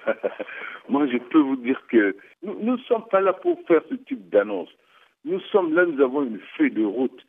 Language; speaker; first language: French; non-native, local second language; Sango